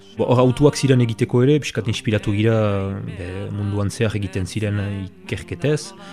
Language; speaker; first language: Basque; native; Basque